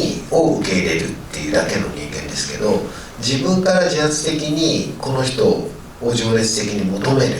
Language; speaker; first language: Japanese; native; Japanese